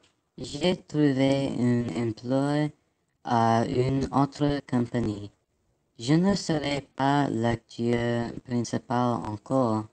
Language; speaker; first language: French; non-native, learner; English